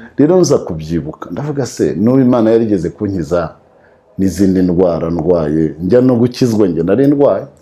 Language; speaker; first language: Kinyarwanda; native; Kinyarwanda